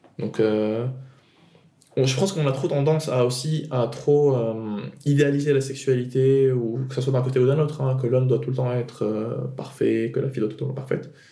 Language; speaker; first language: French; non-native, local second language; Arabic